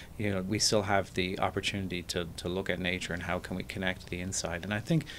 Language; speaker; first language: English; native; English